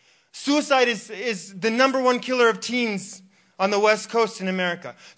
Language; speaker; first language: English; early bilingual, other home language; Russian